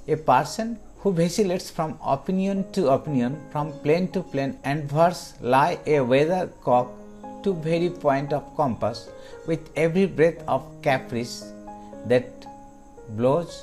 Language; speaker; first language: English; non-native, local second language; Bangla